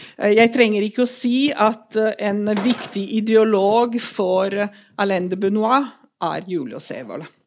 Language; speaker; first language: Norwegian; non-native, fluent; Italian